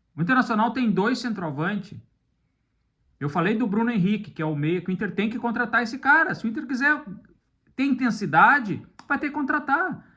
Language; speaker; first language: Portuguese; native; Portuguese